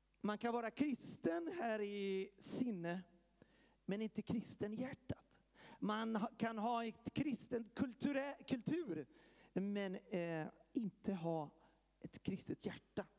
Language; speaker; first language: Swedish; early bilingual, heritage; Swedish